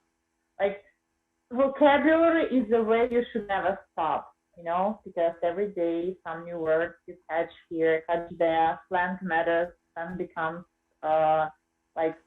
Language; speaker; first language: English; non-native, fluent; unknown